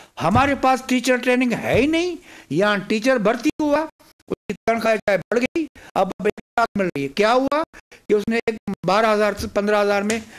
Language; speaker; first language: Urdu; non-native, local second language; Sindhi